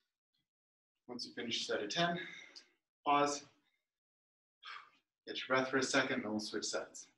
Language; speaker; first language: English; native; English